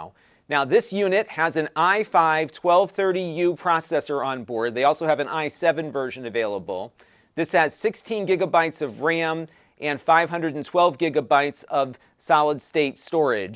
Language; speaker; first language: English; native; English